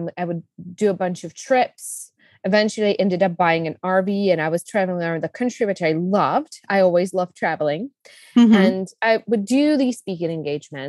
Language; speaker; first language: English; non-native, fluent; Czech